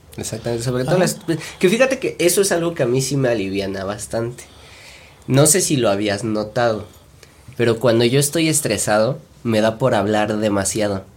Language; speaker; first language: Spanish; native; Spanish